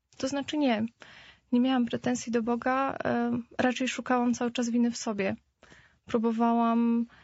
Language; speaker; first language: Polish; native; Polish